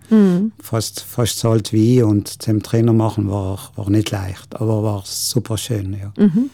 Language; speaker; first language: German; non-native, local second language; Ladin